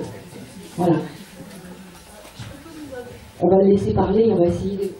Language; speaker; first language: French; native; French